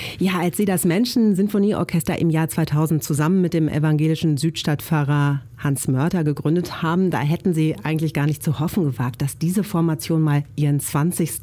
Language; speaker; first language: German; native; German